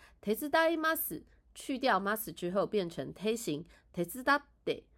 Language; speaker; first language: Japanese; non-native, fluent; Chinese